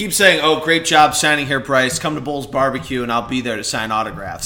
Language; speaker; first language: English; native; English